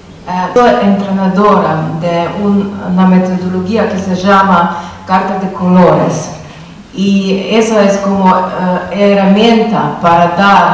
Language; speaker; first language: Spanish; non-native, learner; Slovenian